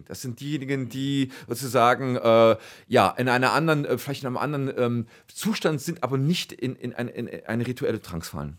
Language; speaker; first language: German; native; German